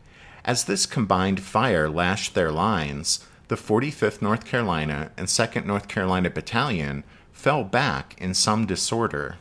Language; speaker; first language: English; native; English